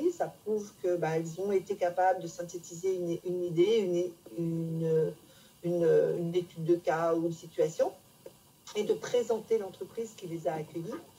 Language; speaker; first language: French; native; French